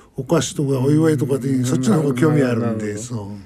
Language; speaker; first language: Japanese; non-native, fluent; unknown